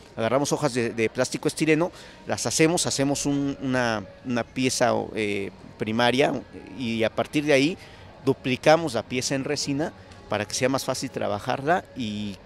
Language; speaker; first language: Spanish; native; Spanish